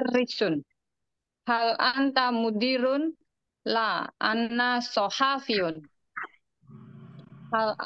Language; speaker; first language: Arabic; non-native, learner; Indonesian